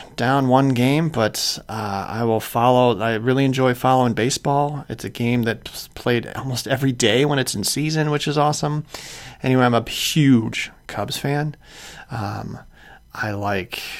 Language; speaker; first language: English; native; English